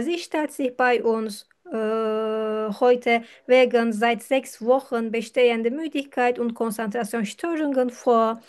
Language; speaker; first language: German; non-native, learner; Turkish